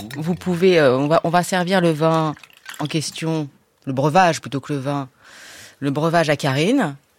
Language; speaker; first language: French; native; French